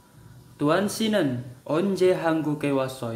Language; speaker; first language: Korean; non-native, fluent; Indonesian